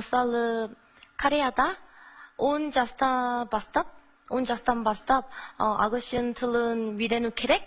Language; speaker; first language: Kazakh; non-native, learner; Korean